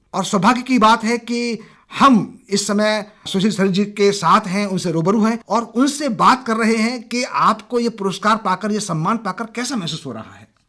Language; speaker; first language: Hindi; native; Hindi